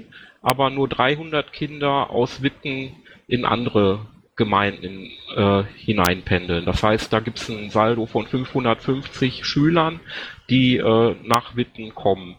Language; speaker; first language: German; native; German